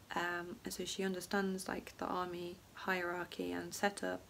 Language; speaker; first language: English; native; English